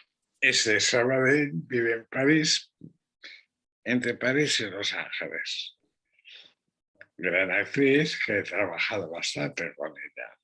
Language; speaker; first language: Spanish; non-native, local second language; Catalan